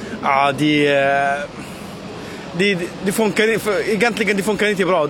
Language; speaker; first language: Swedish; non-native, learner; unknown